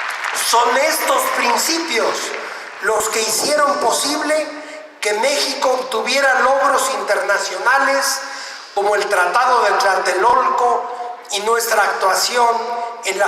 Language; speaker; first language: Spanish; native; Spanish